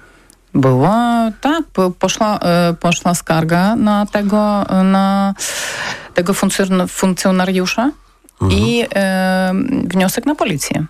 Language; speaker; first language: Polish; non-native, learner; Ukrainian